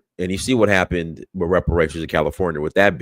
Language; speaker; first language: English; native; English